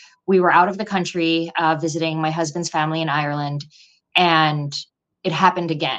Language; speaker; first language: English; non-native, local second language; Filipino